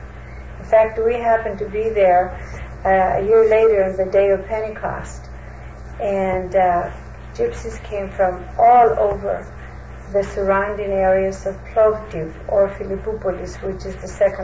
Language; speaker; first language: English; non-native, fluent; Greek